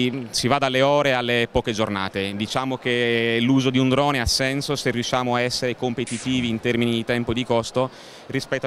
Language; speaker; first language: Italian; native; Italian